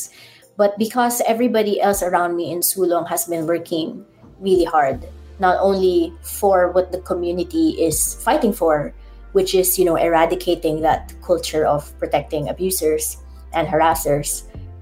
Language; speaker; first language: English; non-native, local second language; Iloko